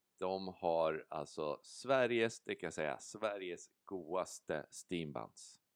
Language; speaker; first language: Swedish; native; Swedish